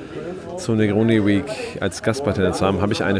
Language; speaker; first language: German; native; German